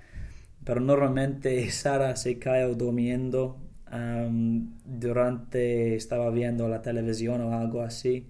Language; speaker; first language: Spanish; non-native, learner; English